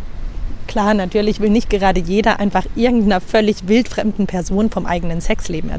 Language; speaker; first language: German; native; German